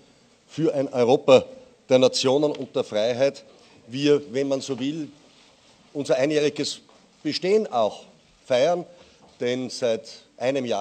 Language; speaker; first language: German; native; German